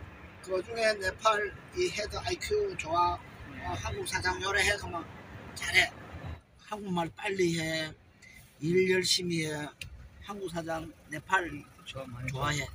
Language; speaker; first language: Korean; non-native, learner; Nepali